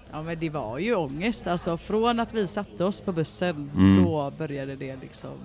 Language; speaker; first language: Swedish; native; Swedish